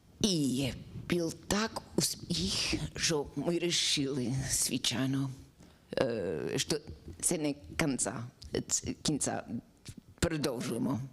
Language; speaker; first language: Ukrainian; non-native, learner; English